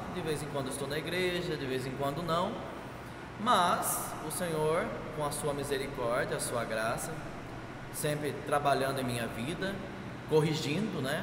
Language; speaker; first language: Portuguese; native; Portuguese